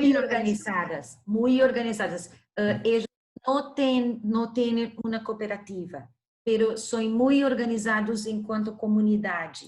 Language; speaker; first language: Spanish; non-native, learner; Portuguese